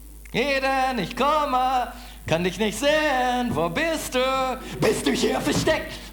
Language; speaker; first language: German; non-native, fluent; English